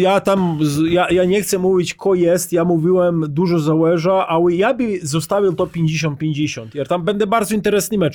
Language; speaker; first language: Polish; non-native, learner; Croatian